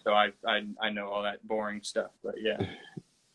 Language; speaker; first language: English; native; English